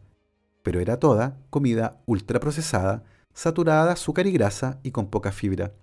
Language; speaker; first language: Spanish; native; Spanish